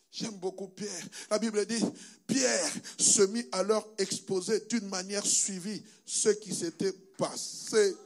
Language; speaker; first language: French; non-native, local second language; Lingala